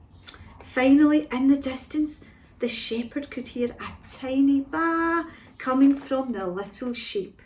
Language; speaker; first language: English; native; English